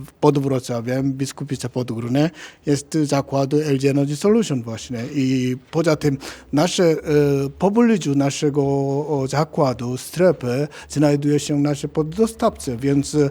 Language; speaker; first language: Polish; non-native, learner; Korean